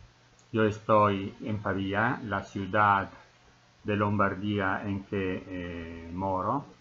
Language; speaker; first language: Spanish; non-native, fluent; Italian